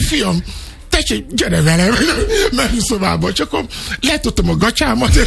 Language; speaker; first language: Hungarian; non-native, learner; Yoruba